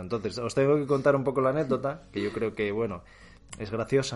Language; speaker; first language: Spanish; native; Spanish